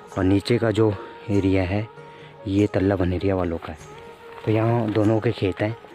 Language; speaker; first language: Hindi; non-native, local second language; Garhwali